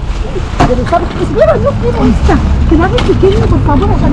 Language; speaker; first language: Spanish; non-native, learner; Arabic